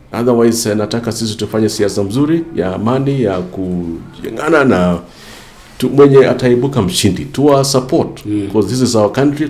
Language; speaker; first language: Swahili; non-native, local second language; Kalenjin